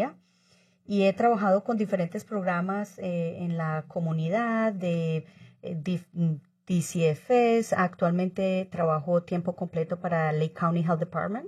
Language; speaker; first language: Spanish; native; Spanish